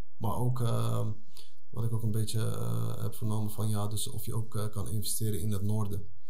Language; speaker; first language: Dutch; early bilingual, other home language; Arabic